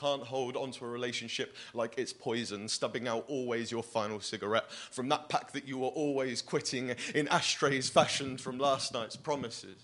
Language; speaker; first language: English; native; English